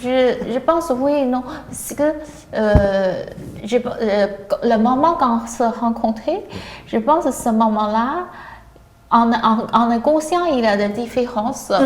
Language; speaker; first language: French; non-native, learner; Chinese